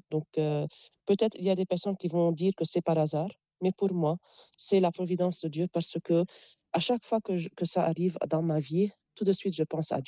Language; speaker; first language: French; non-native, local second language; Arabic